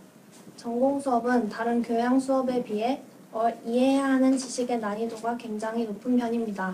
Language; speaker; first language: Korean; native; Korean